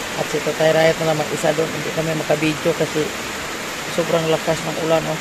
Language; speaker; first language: Filipino; non-native, local second language; Cebuano